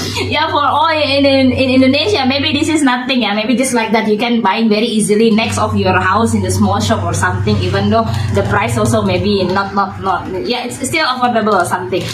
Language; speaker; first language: English; non-native, learner; Indonesian